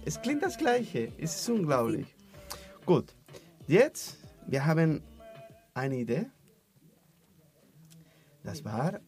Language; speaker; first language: German; non-native, learner; Spanish